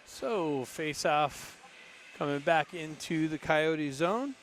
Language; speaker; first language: English; native; English